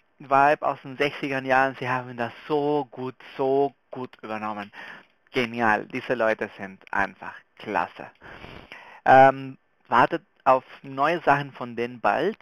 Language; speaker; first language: German; non-native, fluent; Spanish